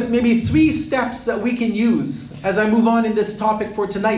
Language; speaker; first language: English; native; English